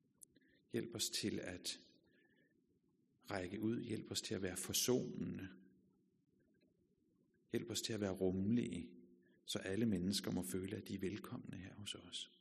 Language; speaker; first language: Danish; native; Danish